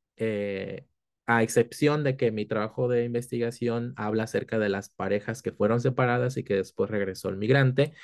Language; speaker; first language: Spanish; early bilingual, heritage; Spanish